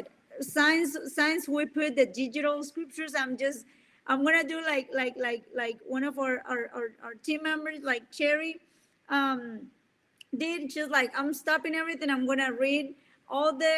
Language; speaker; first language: English; non-native, fluent; Spanish